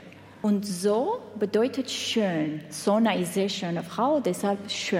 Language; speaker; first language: German; non-native, learner; Armenian